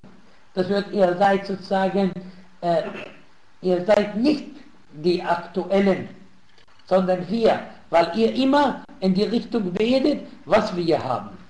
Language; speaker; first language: German; non-native, fluent; Arabic